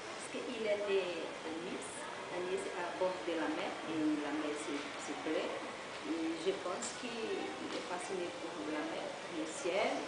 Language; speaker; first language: French; non-native, learner; Portuguese